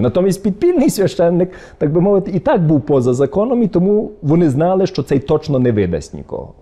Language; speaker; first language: Ukrainian; native; Ukrainian